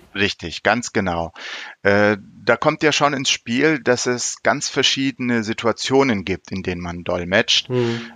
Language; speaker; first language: German; early bilingual, other home language; Turkish